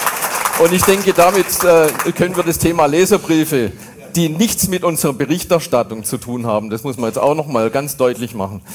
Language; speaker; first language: German; native; German